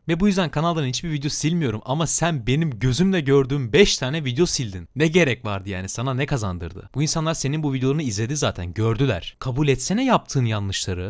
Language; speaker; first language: Turkish; native; Turkish